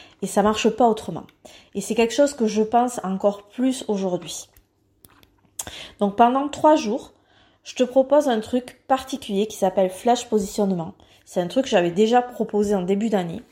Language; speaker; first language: French; native; French